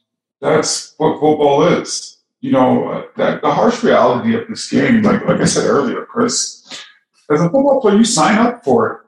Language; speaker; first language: English; native; English